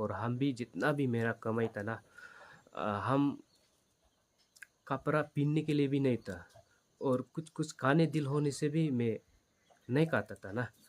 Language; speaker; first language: Hindi; non-native, local second language; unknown